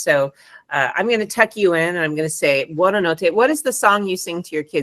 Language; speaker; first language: English; non-native, fluent; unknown